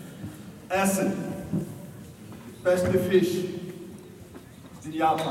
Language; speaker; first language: German; non-native, fluent; Icelandic